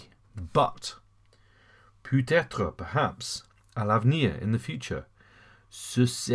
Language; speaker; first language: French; non-native, fluent; English